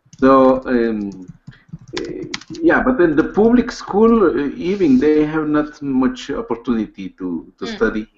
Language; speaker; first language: English; non-native, learner; Spanish